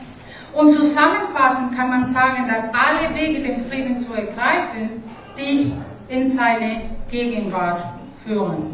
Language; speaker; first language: German; non-native, fluent; Spanish